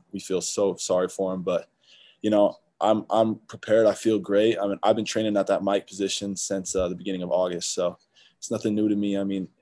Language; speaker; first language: English; native; English